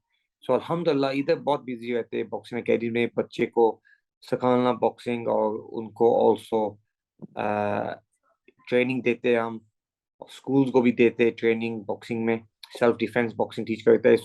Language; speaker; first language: Hindi; early bilingual, heritage; English